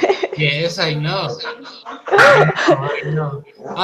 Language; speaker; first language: English; non-native, learner; Spanish